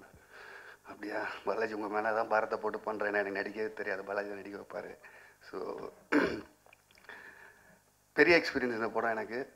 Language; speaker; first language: Tamil; non-native, local second language; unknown